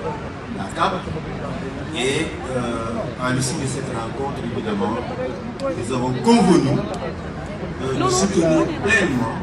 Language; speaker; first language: French; non-native, local second language; Wolof